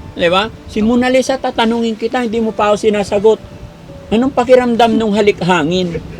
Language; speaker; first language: Filipino; native; Filipino